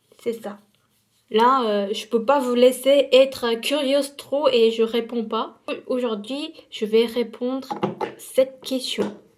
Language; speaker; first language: French; non-native, fluent; Korean